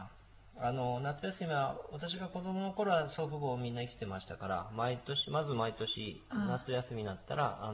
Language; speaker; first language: Japanese; native; Japanese